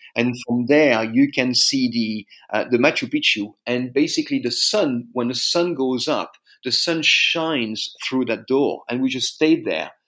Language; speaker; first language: English; non-native, fluent; French